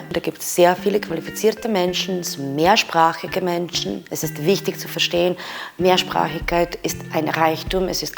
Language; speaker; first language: German; non-native, fluent; Serbian